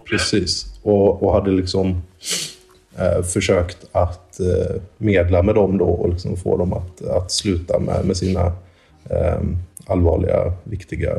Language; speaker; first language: Swedish; native; Swedish